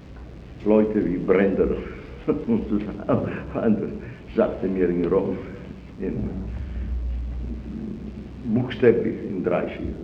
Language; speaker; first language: German; non-native, fluent; Italian